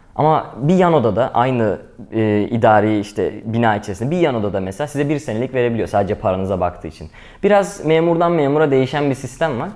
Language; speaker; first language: Turkish; native; Turkish